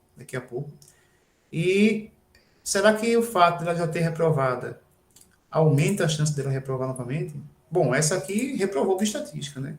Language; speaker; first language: Portuguese; native; Portuguese